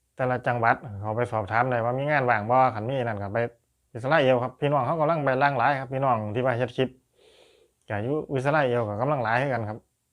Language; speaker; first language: Thai; native; Thai